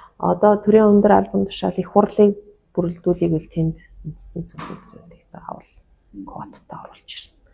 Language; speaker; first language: Mongolian; non-native, local second language; Kazakh